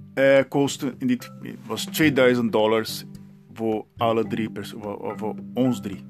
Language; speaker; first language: Dutch; non-native, learner; Portuguese